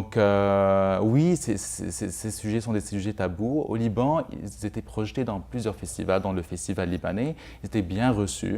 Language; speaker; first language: French; non-native, local second language; Arabic